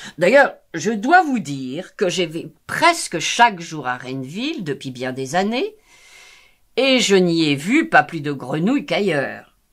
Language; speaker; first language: French; native; French